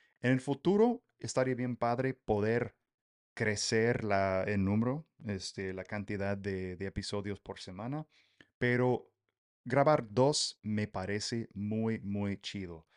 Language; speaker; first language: Spanish; non-native, fluent; English